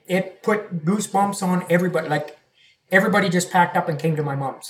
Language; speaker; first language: English; native; English